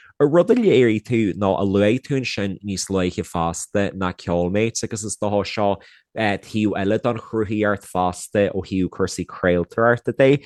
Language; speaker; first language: Irish; native; Irish